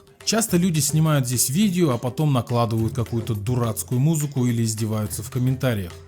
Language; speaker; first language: Russian; native; Russian